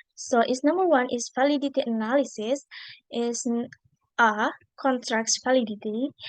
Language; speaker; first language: English; non-native, learner; Indonesian